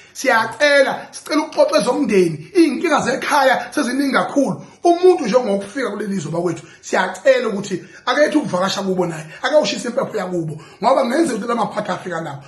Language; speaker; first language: Zulu; native; Zulu